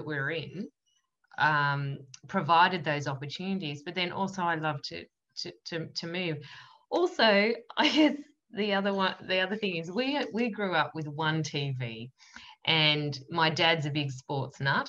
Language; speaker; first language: English; native; English